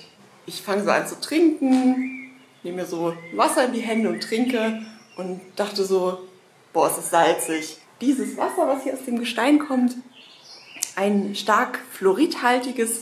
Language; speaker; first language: German; native; German